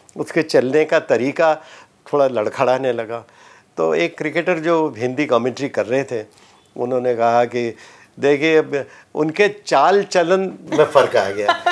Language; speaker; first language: Hindi; native; Hindi